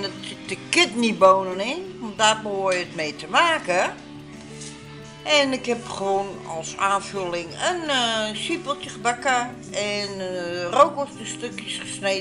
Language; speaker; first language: Dutch; native; Dutch